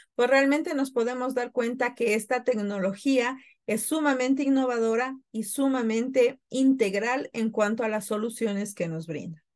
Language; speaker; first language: Spanish; native; Spanish